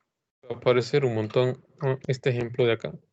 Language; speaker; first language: Spanish; native; Spanish